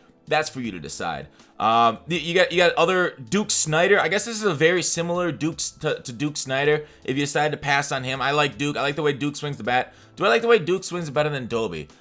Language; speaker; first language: English; native; English